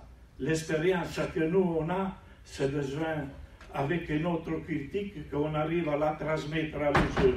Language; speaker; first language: French; non-native, learner; Italian